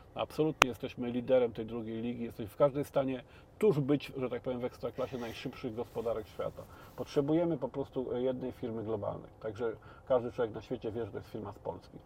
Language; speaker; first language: Polish; native; Polish